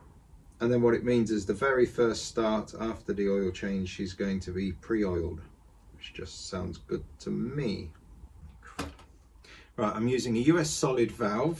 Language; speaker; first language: English; native; English